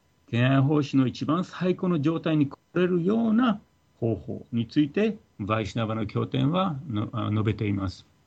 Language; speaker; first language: Japanese; native; Japanese